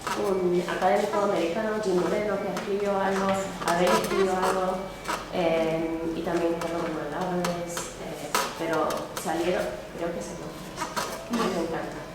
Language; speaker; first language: Spanish; non-native, fluent; English